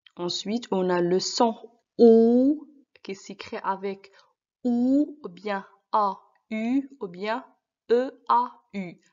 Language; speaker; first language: French; non-native, local second language; Arabic